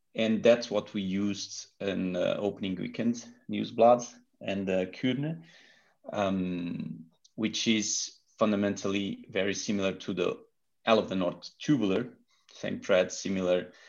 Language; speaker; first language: English; non-native, fluent; Portuguese